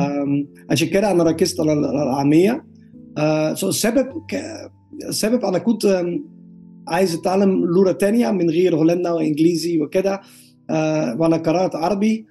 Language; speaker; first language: Arabic; non-native, learner; Dutch